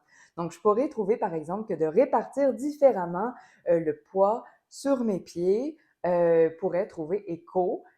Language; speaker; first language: French; native; French